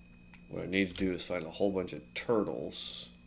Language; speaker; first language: English; native; English